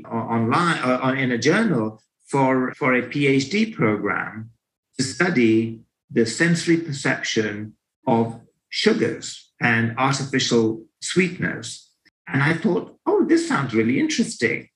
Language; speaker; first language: English; native; English